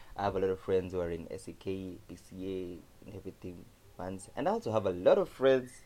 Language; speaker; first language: English; non-native, local second language; Kamba